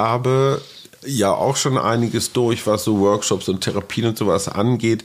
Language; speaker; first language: German; native; German